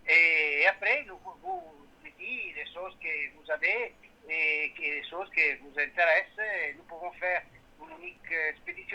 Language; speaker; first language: French; non-native, learner; Italian